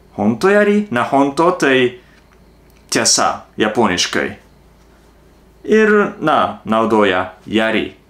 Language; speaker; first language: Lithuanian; non-native, learner; Japanese